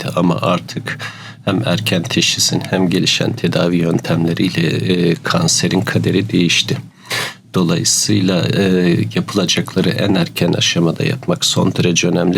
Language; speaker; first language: Turkish; native; Turkish